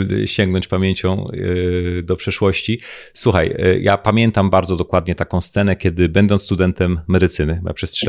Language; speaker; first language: Polish; native; Polish